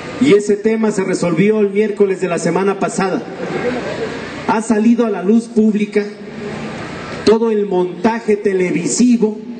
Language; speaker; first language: Spanish; native; Spanish